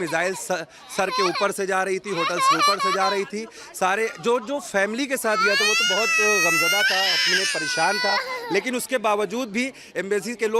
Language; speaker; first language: Hindi; native; Hindi